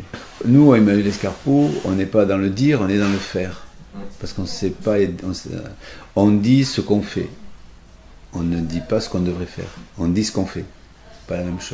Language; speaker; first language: French; native; French